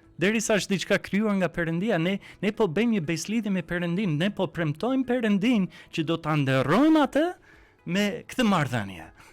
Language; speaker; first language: Albanian; non-native, fluent; English